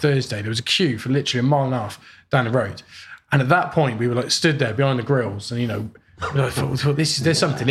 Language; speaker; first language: English; native; English